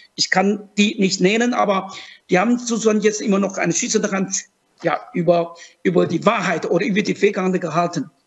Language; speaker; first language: German; non-native, fluent; Chinese